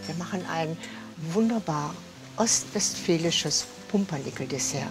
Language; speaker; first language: German; native; German